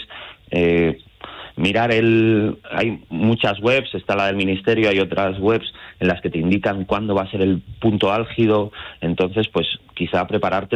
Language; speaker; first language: Spanish; native; Spanish